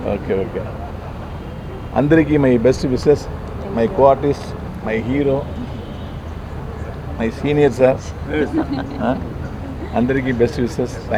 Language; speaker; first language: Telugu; non-native, learner; Tamil